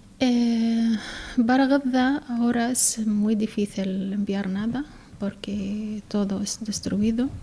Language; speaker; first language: Spanish; non-native, learner; Arabic